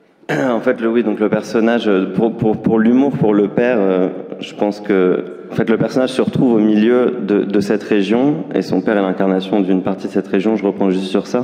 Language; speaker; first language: French; native; French